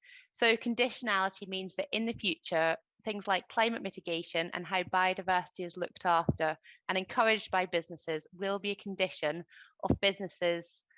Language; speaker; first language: English; native; English